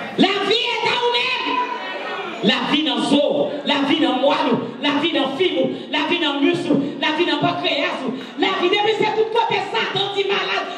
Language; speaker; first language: French; non-native, local second language; Haitian Creole